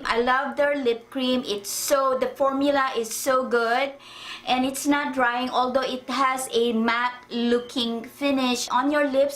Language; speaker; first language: English; non-native, fluent; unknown